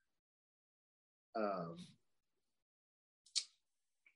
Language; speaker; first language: English; native; English